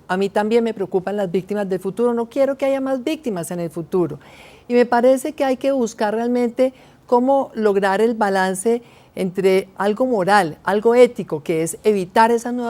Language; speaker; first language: Spanish; native; Spanish